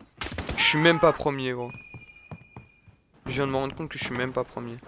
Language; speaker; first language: French; native; French